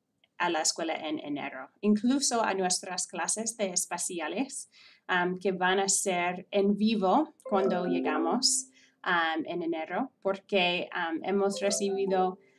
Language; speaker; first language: Spanish; non-native, fluent; English